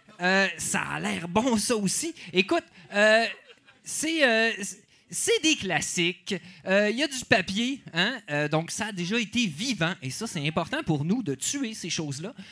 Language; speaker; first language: French; native; French